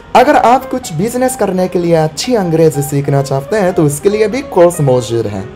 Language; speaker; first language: Hindi; non-native, fluent; Japanese